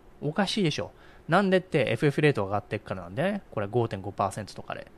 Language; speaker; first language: Japanese; native; Japanese